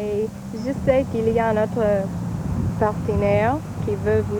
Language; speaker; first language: French; non-native, learner; English